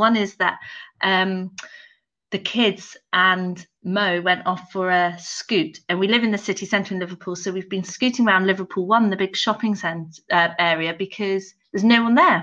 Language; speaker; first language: English; native; English